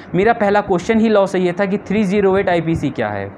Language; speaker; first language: Hindi; native; Hindi